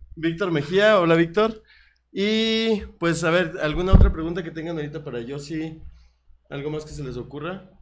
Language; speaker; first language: Spanish; native; Spanish